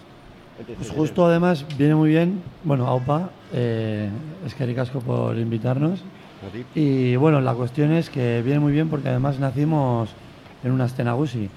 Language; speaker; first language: Spanish; native; Spanish